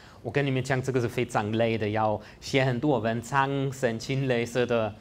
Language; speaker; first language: Chinese; non-native, fluent; German